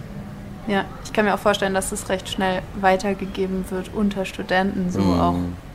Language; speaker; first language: German; native; German